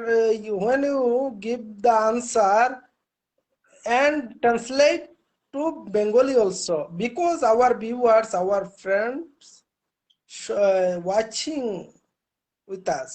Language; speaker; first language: English; non-native, learner; Bangla